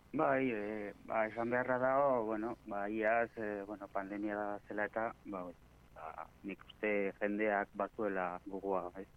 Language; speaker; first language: Basque; non-native, local second language; Spanish